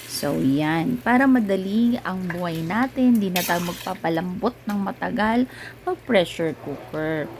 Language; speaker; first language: Filipino; non-native, local second language; Iloko